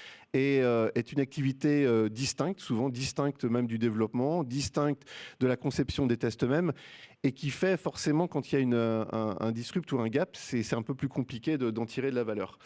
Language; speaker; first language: French; native; French